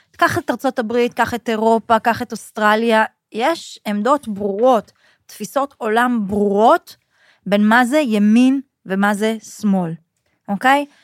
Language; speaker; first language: Hebrew; native; Hebrew